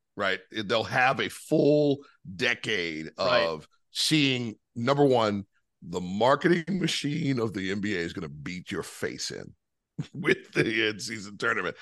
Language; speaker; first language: English; native; English